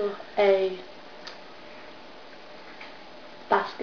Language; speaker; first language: French; non-native, learner; English